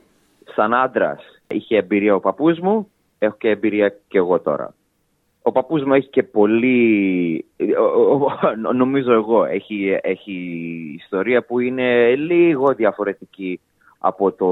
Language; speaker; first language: Greek; early bilingual, heritage; English